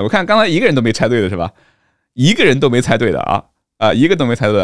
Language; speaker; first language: Chinese; native; Chinese